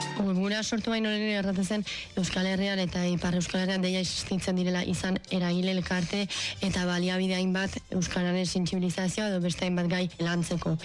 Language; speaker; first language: Basque; native; Basque